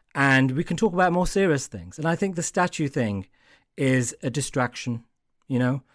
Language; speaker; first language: English; native; English